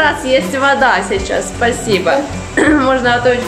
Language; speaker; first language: Russian; non-native, learner; Chinese